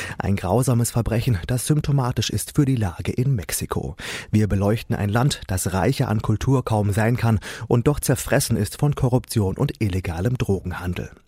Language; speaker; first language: German; native; German